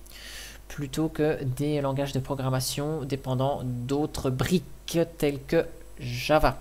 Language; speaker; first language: French; native; French